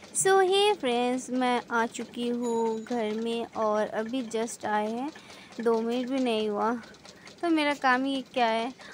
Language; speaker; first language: Hindi; non-native, local second language; Bangla